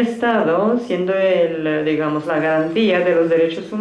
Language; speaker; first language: Spanish; native; Spanish